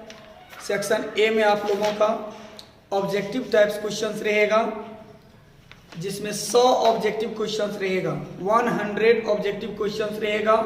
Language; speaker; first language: Hindi; native; Hindi